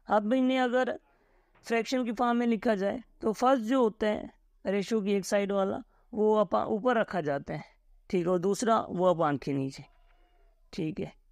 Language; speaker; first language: Urdu; native; Urdu